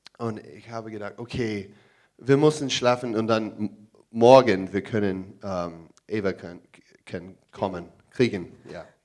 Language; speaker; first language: German; non-native, learner; English